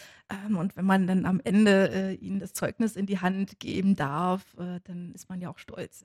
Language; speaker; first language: German; native; German